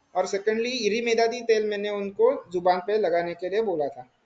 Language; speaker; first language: Hindi; non-native, local second language; Marathi